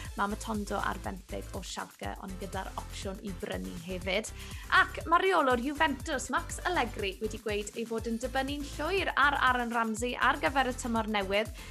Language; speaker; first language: Welsh; native; Welsh